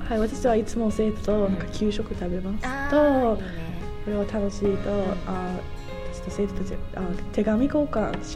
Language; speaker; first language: Japanese; non-native, learner; English